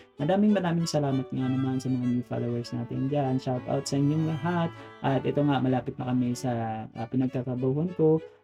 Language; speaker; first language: Filipino; native; Filipino